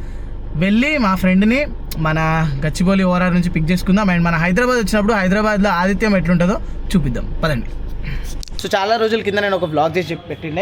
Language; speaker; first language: Telugu; native; Telugu